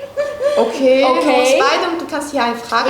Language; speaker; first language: German; non-native, learner; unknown